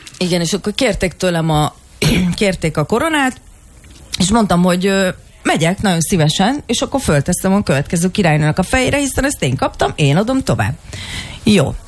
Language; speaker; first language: Hungarian; native; Hungarian